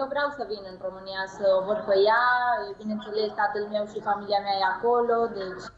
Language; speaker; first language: Romanian; early bilingual, heritage; Spanish